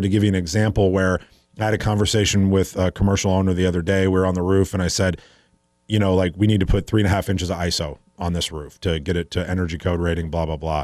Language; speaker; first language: English; native; English